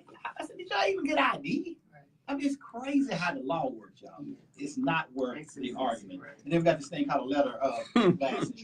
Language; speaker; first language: English; native; English